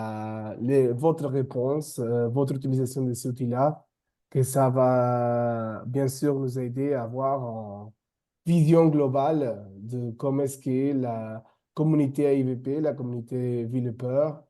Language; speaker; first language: French; non-native, fluent; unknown